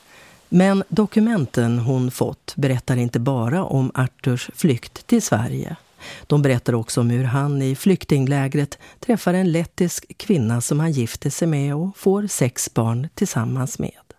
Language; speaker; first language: Swedish; native; Swedish